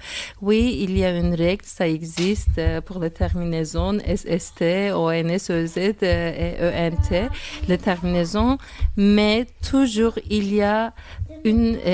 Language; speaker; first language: French; non-native, fluent; Turkish